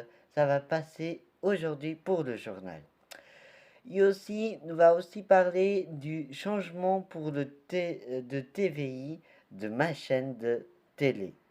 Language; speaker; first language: French; non-native, learner; Portuguese